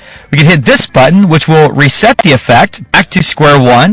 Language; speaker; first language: English; native; English